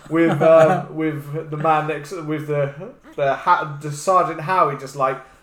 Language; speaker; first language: English; native; English